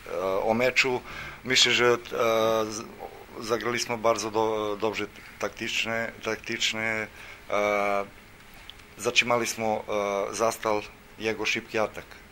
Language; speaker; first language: Polish; non-native, learner; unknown